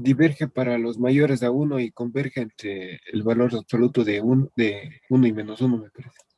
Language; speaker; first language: Spanish; native; Spanish